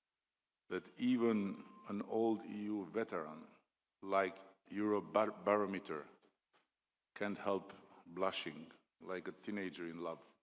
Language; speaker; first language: English; non-native, local second language; Albanian